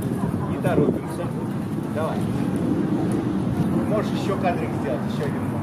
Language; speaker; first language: Russian; native; Russian